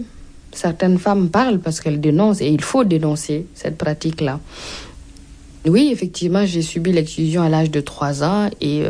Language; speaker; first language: French; non-native, local second language; Mossi